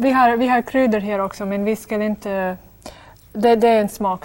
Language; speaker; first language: Swedish; non-native, fluent; English